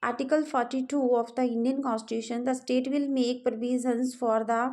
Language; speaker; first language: English; non-native, local second language; Punjabi